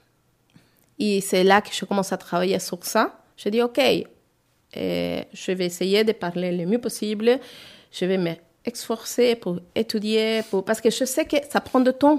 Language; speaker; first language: French; non-native, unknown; Spanish